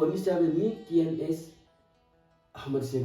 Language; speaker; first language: Spanish; non-native, fluent; Fula